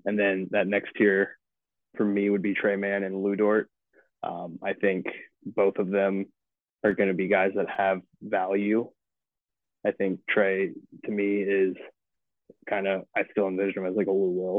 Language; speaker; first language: English; native; English